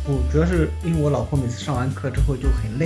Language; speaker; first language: Chinese; native; Chinese